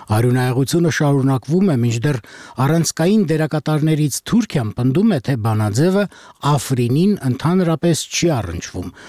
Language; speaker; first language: Armenian; native; Armenian